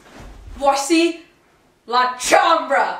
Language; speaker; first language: French; non-native, learner; English